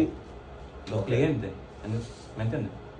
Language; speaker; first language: Spanish; non-native, learner; English